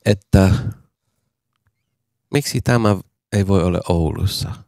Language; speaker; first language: Finnish; non-native, learner; English